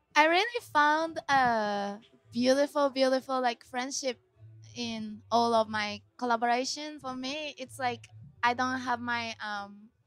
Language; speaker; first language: English; non-native, fluent; Japanese